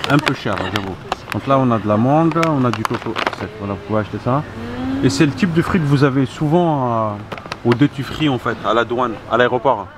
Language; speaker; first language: French; native; French